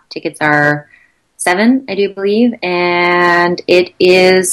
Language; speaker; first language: English; native; English